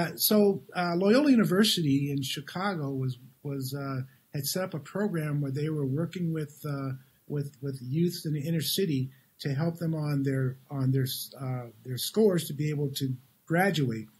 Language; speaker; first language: English; native; English